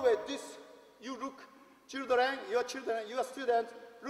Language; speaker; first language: English; non-native, learner; Japanese